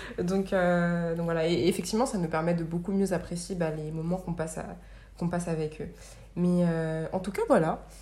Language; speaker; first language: French; native; French